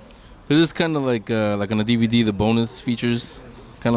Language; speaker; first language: English; native; English